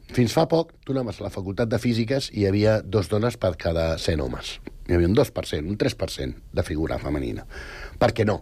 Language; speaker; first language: Catalan; non-native, local second language; Spanish